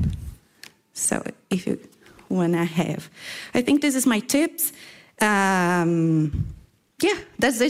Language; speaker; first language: English; non-native, fluent; Portuguese